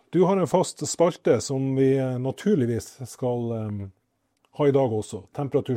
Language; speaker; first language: Norwegian; native; Norwegian